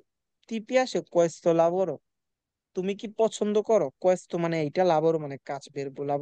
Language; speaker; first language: Italian; non-native, fluent; Bangla